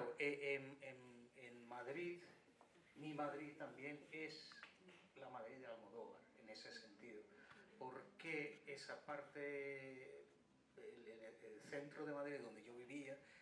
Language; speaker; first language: Spanish; non-native, fluent; Bangla